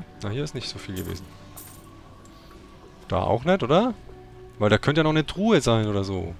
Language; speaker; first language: German; native; German